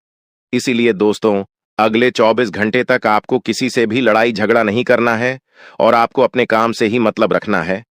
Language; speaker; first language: Hindi; non-native, local second language; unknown